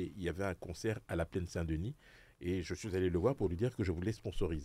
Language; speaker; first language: French; native; French